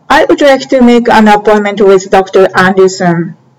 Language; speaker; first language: English; non-native, fluent; Japanese